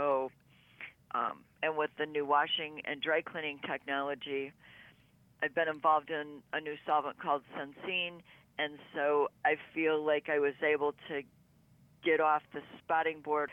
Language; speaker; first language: English; native; English